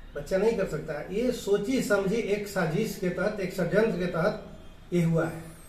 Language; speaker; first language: Hindi; native; Hindi